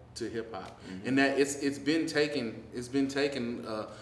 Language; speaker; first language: English; native; English